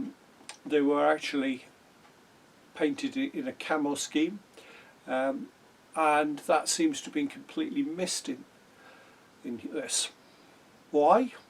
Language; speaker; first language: English; native; English